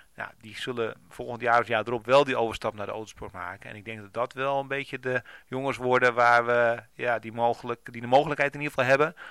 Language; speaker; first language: Dutch; native; Dutch